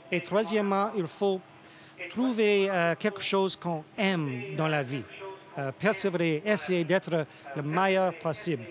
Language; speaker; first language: French; non-native, fluent; English